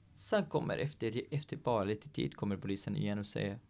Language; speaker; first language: Swedish; non-native, fluent; Arabic